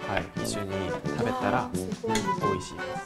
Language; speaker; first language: Japanese; non-native, learner; Korean